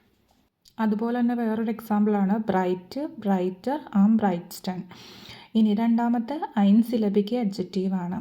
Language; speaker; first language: Malayalam; native; Malayalam